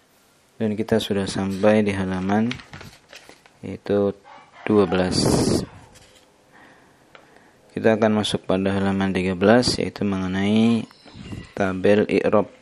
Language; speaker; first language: Indonesian; native; Indonesian